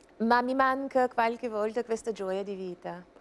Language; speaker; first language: Italian; non-native, learner; Russian